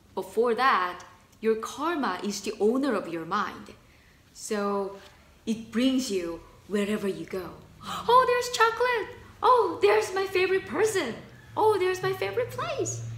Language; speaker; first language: English; non-native, fluent; Korean